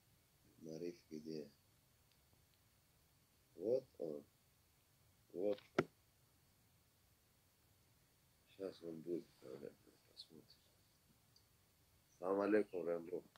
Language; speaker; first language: Russian; non-native, learner; Persian